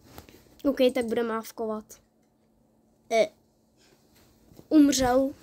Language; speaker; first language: Czech; early bilingual, other home language; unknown